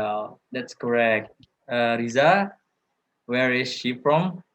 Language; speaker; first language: English; non-native, learner; Indonesian